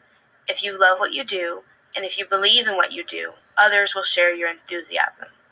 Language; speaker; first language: English; native; English